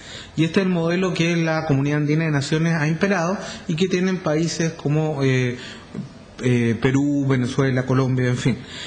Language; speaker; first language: Spanish; native; Spanish